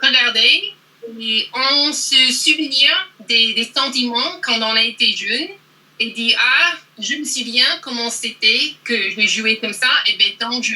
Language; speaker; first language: French; non-native, learner; English